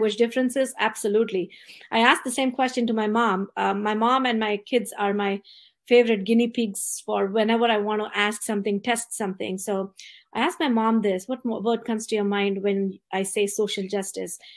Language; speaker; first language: English; non-native, local second language; Tamil